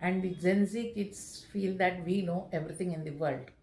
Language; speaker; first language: English; non-native, local second language; Kannada